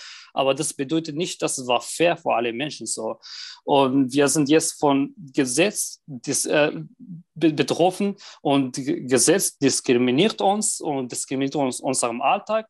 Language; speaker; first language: German; non-native, fluent; Arabic